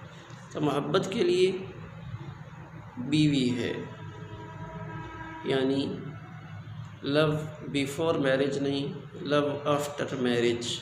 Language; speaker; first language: Urdu; native; Urdu